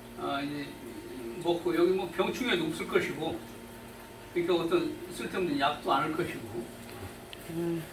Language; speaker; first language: Korean; native; Korean